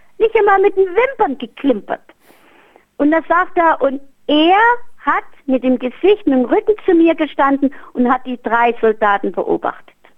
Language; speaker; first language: German; native; German